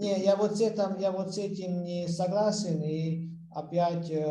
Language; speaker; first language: Russian; non-native, fluent; Hungarian